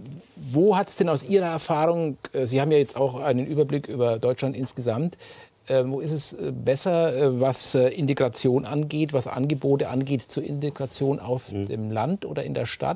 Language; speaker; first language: German; native; German